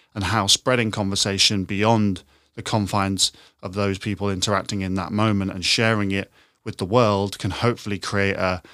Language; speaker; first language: English; native; English